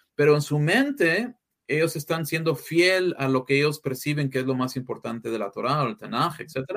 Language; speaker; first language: Spanish; early bilingual, heritage; English